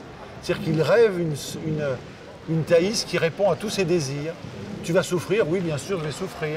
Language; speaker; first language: French; native; French